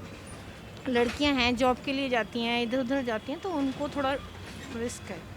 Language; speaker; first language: Hindi; native; Hindi